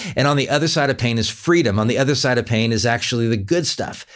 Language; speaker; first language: English; native; English